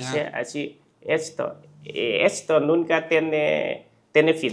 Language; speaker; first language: Spanish; non-native, learner; Chinese